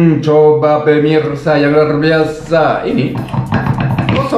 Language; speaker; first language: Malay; non-native, learner; Swiss German